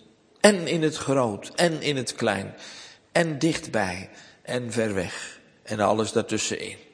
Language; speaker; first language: Dutch; native; Dutch